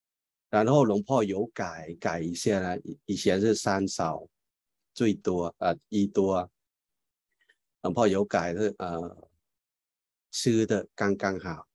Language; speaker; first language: Chinese; non-native, fluent; Thai